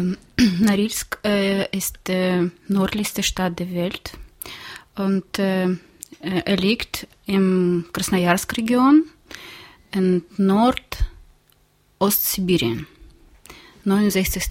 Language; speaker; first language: German; non-native, learner; Russian